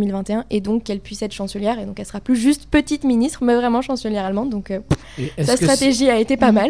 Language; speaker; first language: French; native; French